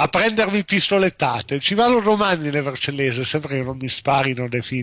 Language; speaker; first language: Italian; native; Italian